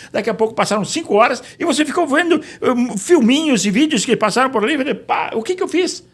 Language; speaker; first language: Portuguese; native; Portuguese